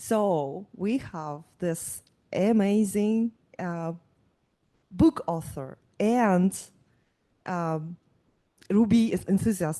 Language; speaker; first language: English; non-native, fluent; Russian